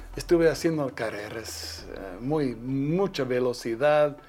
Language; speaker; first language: Spanish; non-native, fluent; English